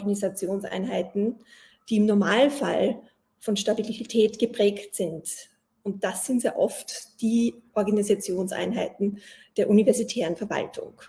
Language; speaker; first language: German; native; German